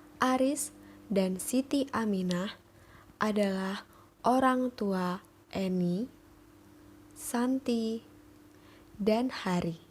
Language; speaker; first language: Indonesian; native; Indonesian